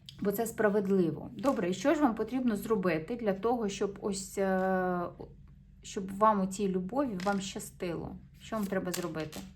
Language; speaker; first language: Ukrainian; non-native, local second language; Russian